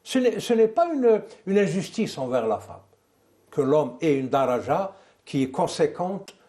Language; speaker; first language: French; non-native, local second language; Arabic